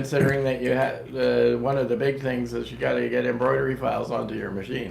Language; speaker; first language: English; native; English